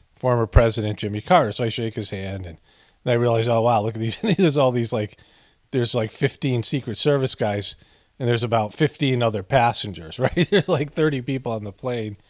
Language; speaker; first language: English; native; English